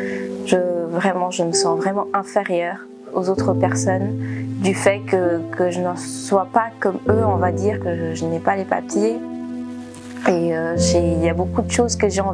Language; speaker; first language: French; early bilingual, other home language; Portuguese